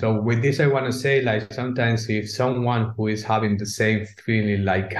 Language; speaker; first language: English; non-native, fluent; Spanish